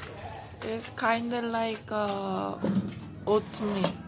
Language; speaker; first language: English; non-native, learner; Korean